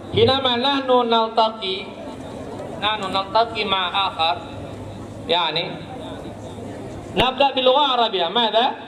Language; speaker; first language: Arabic; non-native, learner; Indonesian